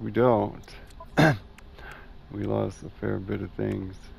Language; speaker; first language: English; native; English